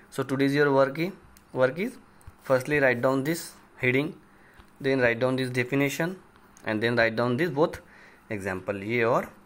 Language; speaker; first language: Hindi; non-native, local second language; Marathi